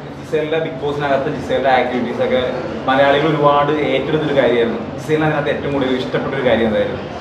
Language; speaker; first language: Malayalam; native; Malayalam